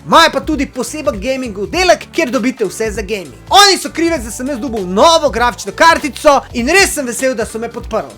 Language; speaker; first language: Slovenian; native; Slovenian